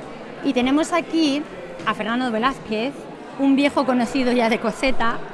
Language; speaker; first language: Spanish; native; Spanish